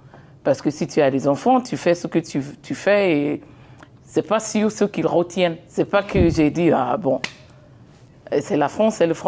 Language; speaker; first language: French; non-native, fluent; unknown